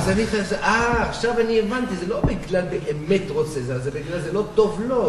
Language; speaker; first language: Hebrew; non-native, learner; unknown